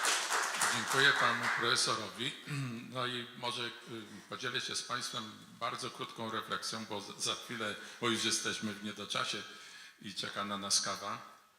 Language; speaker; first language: Polish; native; Polish